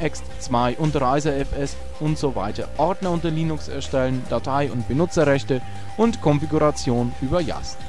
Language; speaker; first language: German; native; German